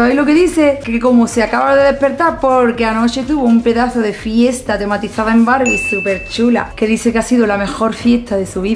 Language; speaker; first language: Spanish; native; Spanish